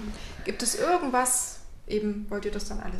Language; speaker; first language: German; native; German